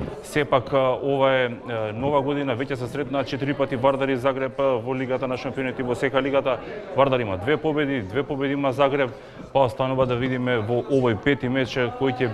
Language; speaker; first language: Macedonian; native; Macedonian